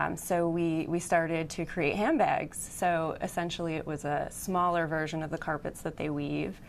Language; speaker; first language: English; native; English